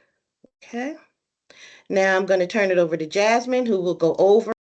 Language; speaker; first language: English; native; English